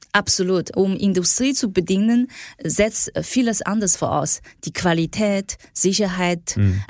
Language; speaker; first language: German; non-native, fluent; Chinese